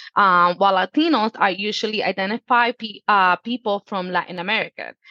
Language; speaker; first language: English; early bilingual, other home language; Spanish